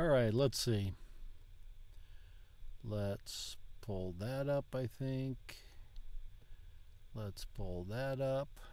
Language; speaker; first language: English; native; English